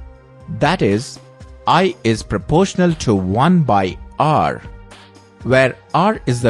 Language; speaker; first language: English; non-native, local second language; Telugu